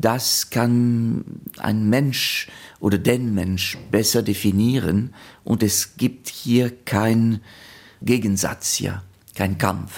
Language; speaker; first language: German; non-native, fluent; French